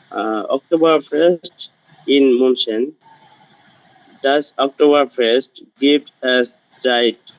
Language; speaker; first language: German; non-native, learner; Bangla